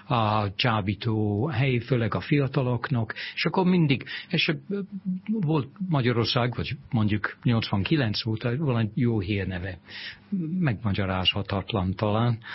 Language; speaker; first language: Hungarian; non-native, fluent; English